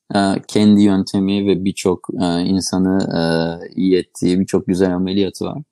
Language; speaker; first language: Turkish; native; Turkish